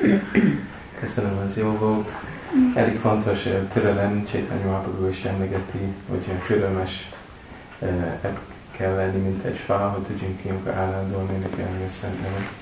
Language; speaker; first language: Hungarian; non-native, learner; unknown